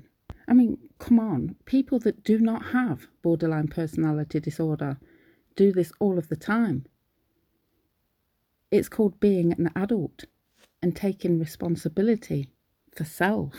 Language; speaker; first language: English; native; English